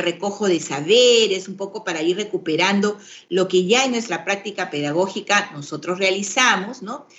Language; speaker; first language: Spanish; native; Spanish